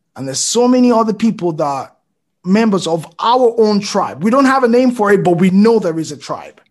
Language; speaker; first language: English; non-native, local second language; Yoruba